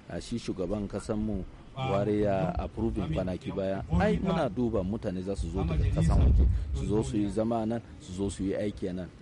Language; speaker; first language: Hausa; non-native, local second language; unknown